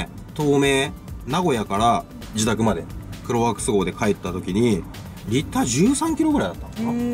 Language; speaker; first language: Japanese; native; Japanese